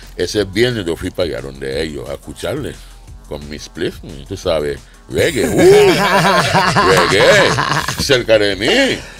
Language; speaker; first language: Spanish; non-native, fluent; English